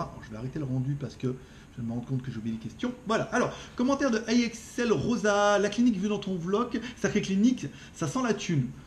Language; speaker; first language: French; native; French